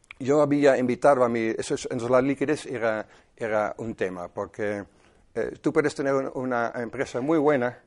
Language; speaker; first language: Spanish; non-native, fluent; Dutch